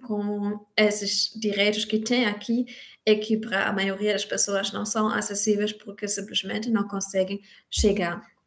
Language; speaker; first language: Portuguese; non-native, fluent; German